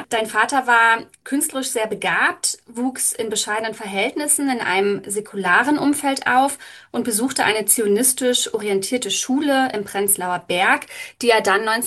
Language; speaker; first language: German; native; German